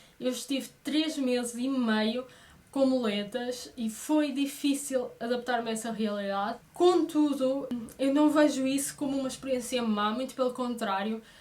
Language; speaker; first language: Portuguese; native; Portuguese